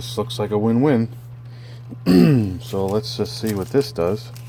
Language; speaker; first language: English; native; English